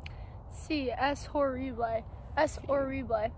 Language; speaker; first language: Spanish; non-native, learner; English